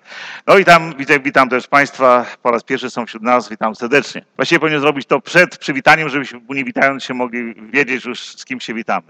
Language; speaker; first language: Polish; native; Polish